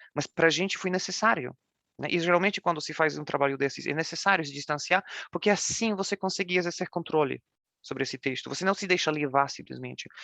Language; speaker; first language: Portuguese; non-native, fluent; Polish